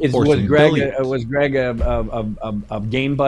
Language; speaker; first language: English; native; English